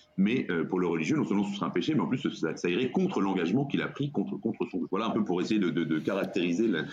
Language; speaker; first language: French; native; French